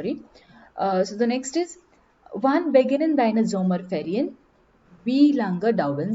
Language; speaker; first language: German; non-native, learner; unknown